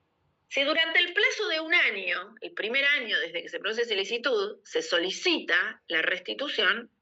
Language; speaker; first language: Spanish; native; Spanish